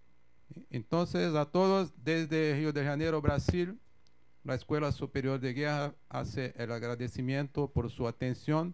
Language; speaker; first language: Spanish; non-native, fluent; Portuguese